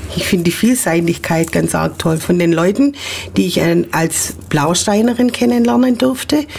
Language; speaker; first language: German; native; German